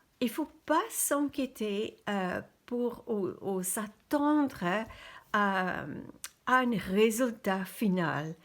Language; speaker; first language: French; non-native, fluent; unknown